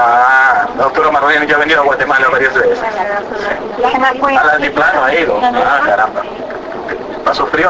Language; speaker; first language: Spanish; native; Spanish